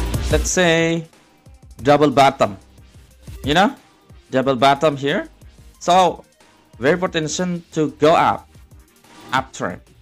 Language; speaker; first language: English; non-native, learner; Indonesian